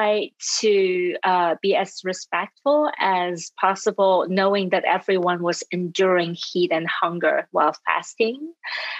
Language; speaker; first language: English; non-native, local second language; Cantonese